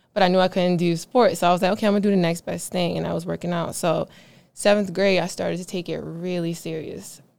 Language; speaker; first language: English; native; English